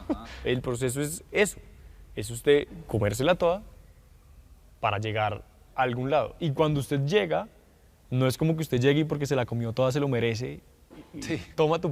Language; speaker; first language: Spanish; native; Spanish